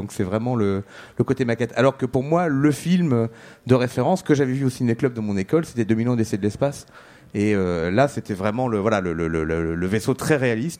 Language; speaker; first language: French; native; French